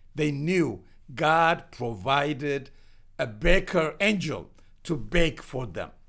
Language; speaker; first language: English; non-native, fluent; Amharic